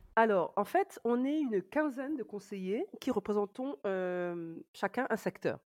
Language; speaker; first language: French; native; French